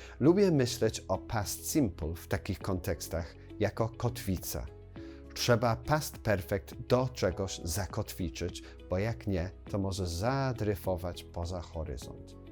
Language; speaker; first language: Polish; non-native, fluent; English